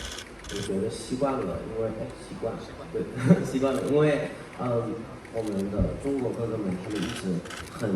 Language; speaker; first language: Chinese; non-native, learner; Thai